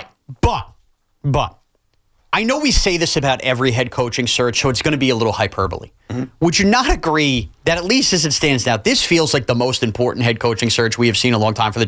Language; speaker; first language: English; native; English